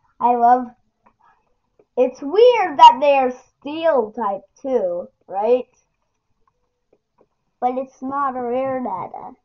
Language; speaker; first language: English; native; English